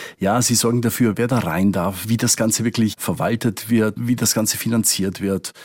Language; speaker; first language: German; native; German